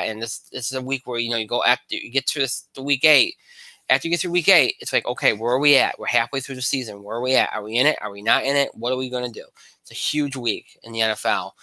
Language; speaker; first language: English; native; English